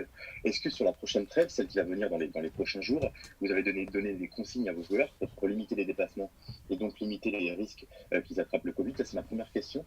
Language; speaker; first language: French; native; French